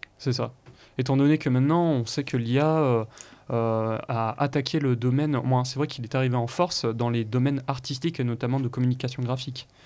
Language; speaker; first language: French; native; French